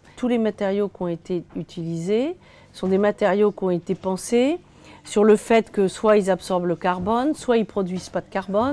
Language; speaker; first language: French; native; French